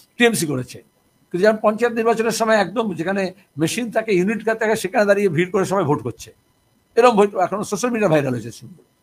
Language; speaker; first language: Bangla; native; Bangla